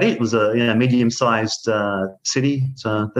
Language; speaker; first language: English; native; English